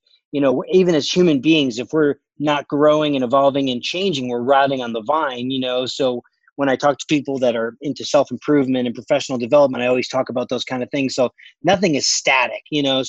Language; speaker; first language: English; native; English